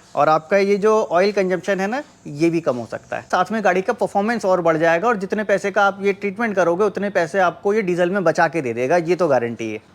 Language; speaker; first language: Hindi; native; Hindi